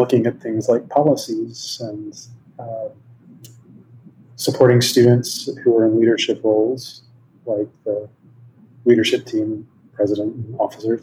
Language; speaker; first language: English; native; English